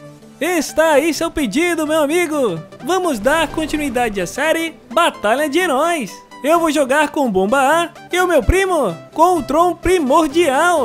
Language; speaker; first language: Portuguese; native; Portuguese